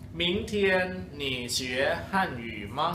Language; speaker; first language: Chinese; non-native, fluent; Thai